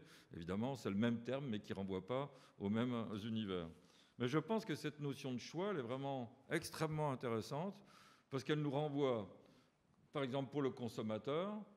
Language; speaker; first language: French; native; French